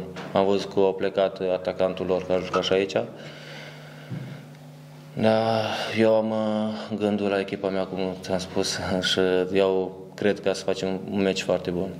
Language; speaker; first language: Romanian; early bilingual, heritage; Romanian